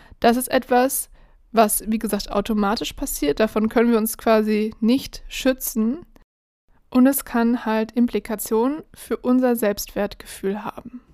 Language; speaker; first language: German; native; German